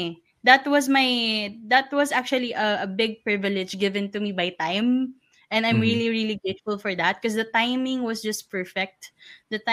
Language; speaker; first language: English; non-native, local second language; Filipino